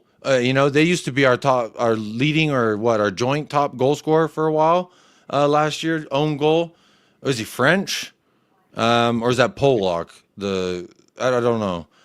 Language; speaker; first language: English; native; English